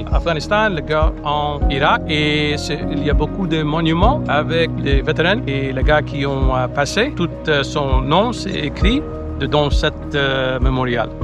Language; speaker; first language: French; non-native, local second language; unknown